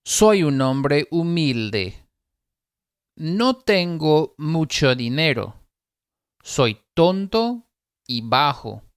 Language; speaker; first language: Spanish; non-native, fluent; English